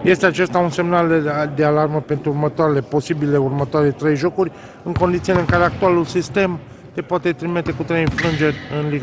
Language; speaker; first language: Romanian; native; Romanian